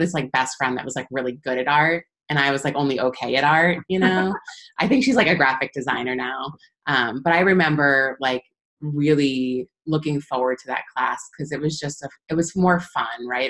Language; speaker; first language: English; native; English